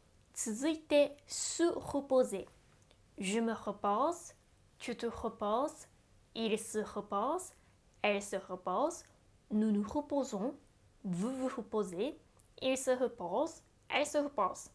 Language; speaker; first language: French; non-native, fluent; Japanese